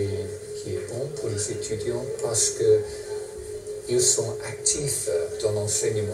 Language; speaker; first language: French; non-native, fluent; English